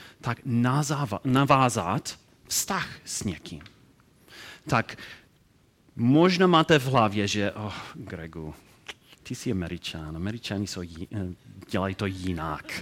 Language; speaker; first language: Czech; non-native, learner; English